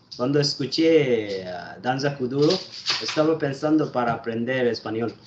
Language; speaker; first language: Spanish; non-native, learner; Bangla